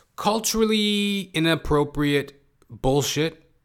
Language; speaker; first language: English; early bilingual, other home language; Hindi